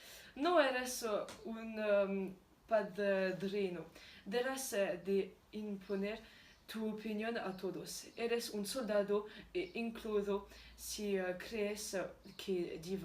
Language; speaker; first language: Spanish; non-native, learner; French